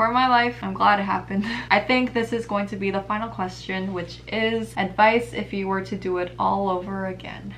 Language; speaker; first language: English; native; English